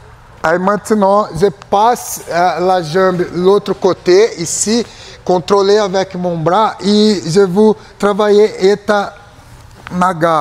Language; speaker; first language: French; non-native, learner; Portuguese